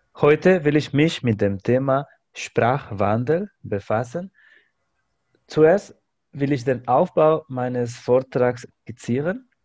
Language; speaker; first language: German; non-native, fluent; Spanish